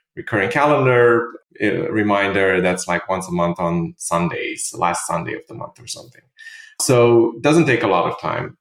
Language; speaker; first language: English; non-native, fluent; Romanian